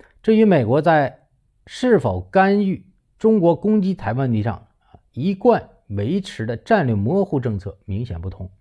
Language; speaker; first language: Chinese; native; Chinese